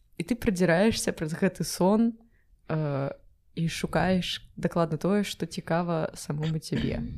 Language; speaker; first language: Belarusian; non-native, local second language; Russian